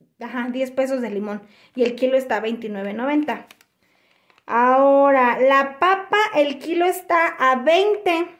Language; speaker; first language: Spanish; native; Spanish